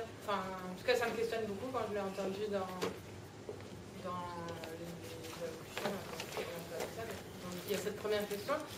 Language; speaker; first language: French; native; French